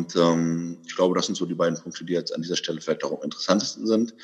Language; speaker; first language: German; native; German